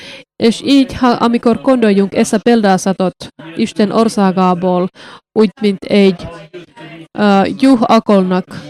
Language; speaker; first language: Hungarian; non-native, learner; Finnish